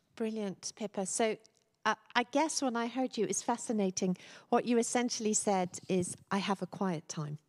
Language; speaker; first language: English; native; English